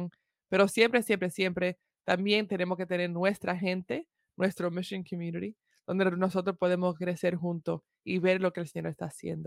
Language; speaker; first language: Spanish; early bilingual, heritage; Spanish